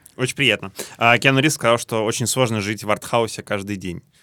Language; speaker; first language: Russian; native; Russian